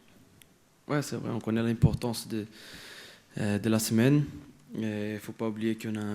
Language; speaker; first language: French; non-native, fluent; Portuguese